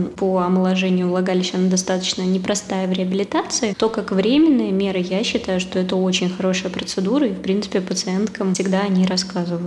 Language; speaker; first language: Russian; native; Russian